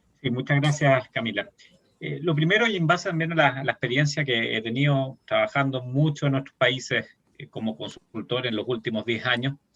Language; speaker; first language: Spanish; native; Spanish